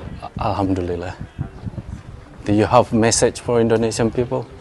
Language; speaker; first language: English; non-native, learner; Indonesian